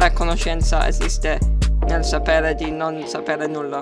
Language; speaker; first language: Italian; early bilingual, heritage; English